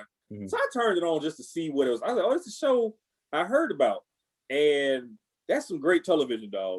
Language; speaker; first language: English; native; English